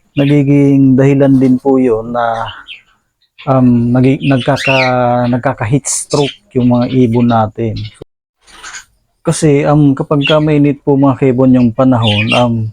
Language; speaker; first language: Filipino; non-native, local second language; Bikol